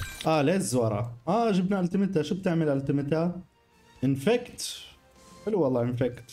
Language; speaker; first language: Arabic; native; Arabic